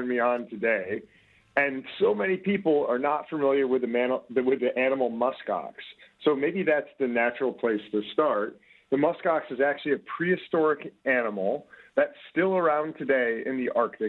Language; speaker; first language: English; native; English